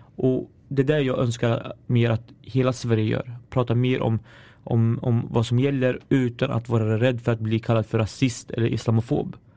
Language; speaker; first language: Swedish; early bilingual, other home language; Arabic